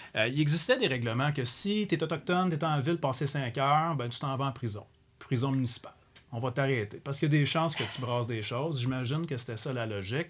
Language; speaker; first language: French; native; French